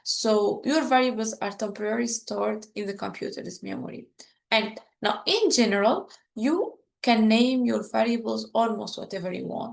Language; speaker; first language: English; non-native, fluent; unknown